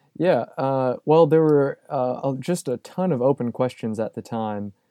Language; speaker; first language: English; native; English